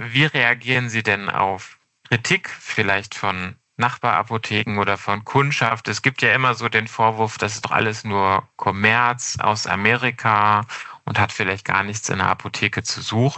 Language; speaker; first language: German; native; German